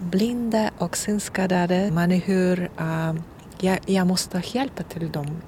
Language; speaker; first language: Swedish; non-native, learner; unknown